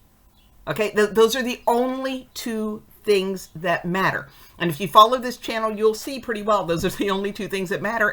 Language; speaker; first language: English; native; English